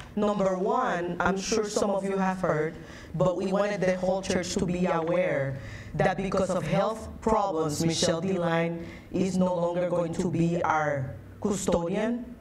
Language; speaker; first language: English; native; English